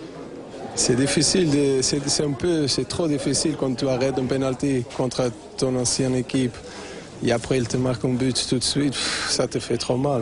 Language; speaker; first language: French; non-native, fluent; Portuguese